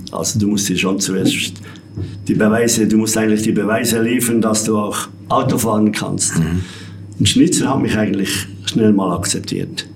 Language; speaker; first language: German; native; German